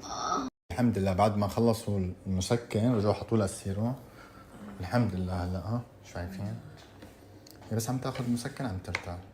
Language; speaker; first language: Arabic; native; Arabic